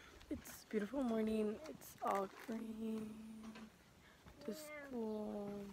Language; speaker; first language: English; early bilingual, other home language; Spanish